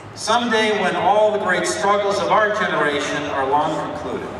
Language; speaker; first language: English; native; English